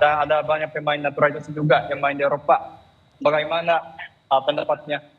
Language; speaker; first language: Indonesian; non-native, fluent; Japanese